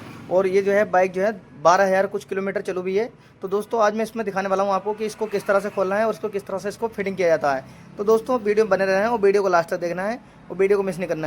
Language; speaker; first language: Hindi; native; Hindi